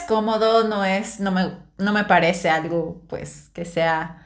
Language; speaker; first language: Spanish; native; Spanish